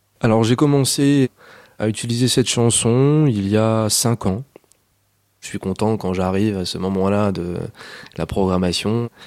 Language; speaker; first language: French; native; French